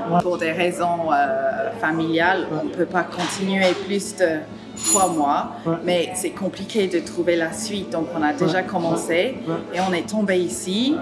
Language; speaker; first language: French; non-native, fluent; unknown